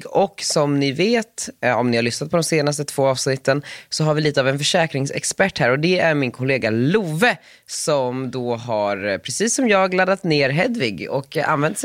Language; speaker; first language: Swedish; native; Swedish